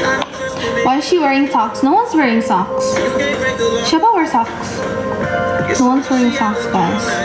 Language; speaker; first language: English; non-native, fluent; Indonesian